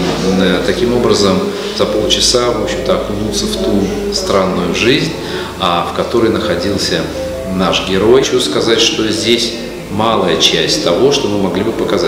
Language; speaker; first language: Russian; native; Russian